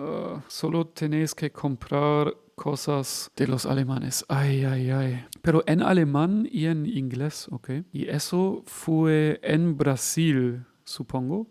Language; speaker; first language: Spanish; non-native, fluent; German